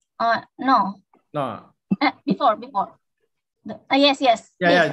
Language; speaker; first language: English; non-native, learner; Indonesian